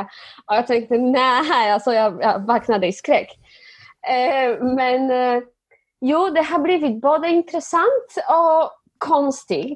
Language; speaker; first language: Swedish; non-native, fluent; Polish